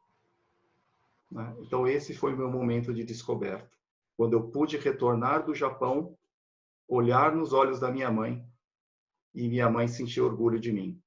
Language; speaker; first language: Portuguese; native; Portuguese